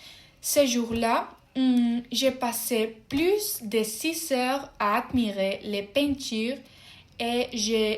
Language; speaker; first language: French; non-native, fluent; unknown